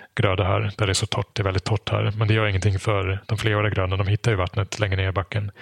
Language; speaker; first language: Swedish; non-native, fluent; German